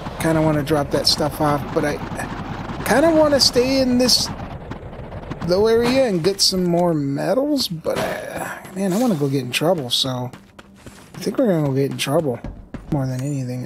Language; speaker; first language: English; native; English